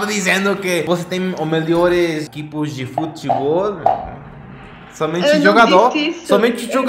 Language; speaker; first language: Portuguese; non-native, learner; Spanish